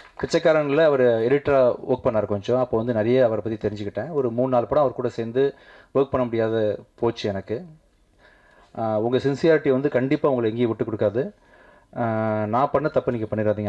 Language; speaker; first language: Tamil; native; Tamil